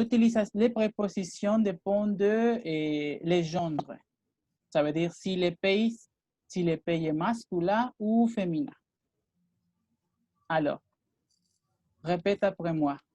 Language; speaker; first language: French; non-native, fluent; Spanish